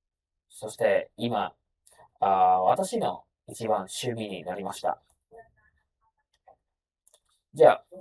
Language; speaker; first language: Japanese; non-native, learner; Indonesian